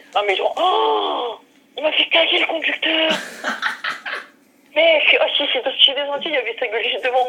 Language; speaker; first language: French; native; French